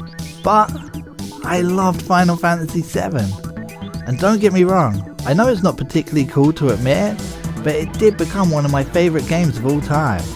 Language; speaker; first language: English; native; English